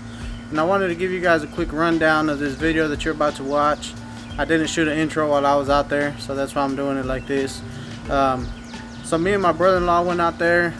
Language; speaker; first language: English; native; English